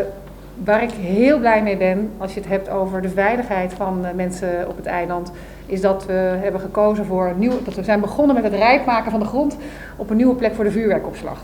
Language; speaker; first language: Dutch; native; Dutch